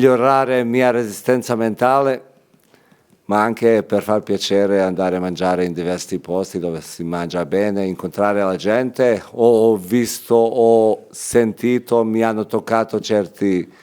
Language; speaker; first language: Italian; non-native, fluent; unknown